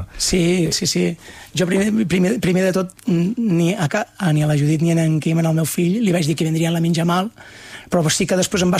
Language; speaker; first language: Catalan; native; Catalan